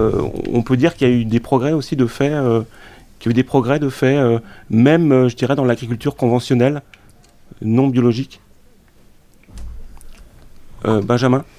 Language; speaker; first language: French; native; French